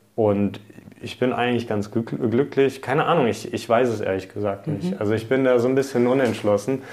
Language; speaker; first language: German; early bilingual, other home language; Hungarian